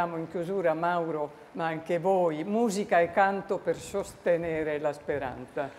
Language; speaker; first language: Italian; native; Italian